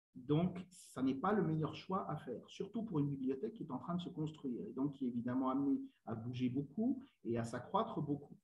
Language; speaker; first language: French; native; French